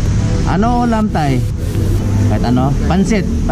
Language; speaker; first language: Filipino; non-native, local second language; Cebuano